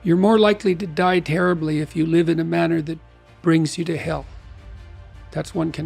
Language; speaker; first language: English; native; English